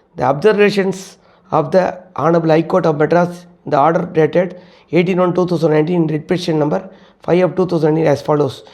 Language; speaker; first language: English; non-native, local second language; Tamil